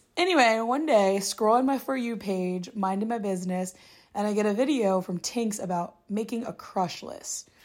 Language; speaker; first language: English; native; English